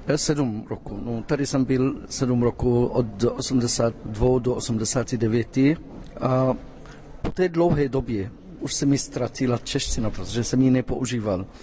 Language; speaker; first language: Czech; non-native, fluent; Arabic